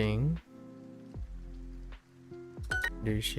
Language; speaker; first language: Chinese; non-native, learner; English